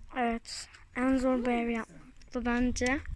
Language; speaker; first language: Turkish; early bilingual, heritage; Turkish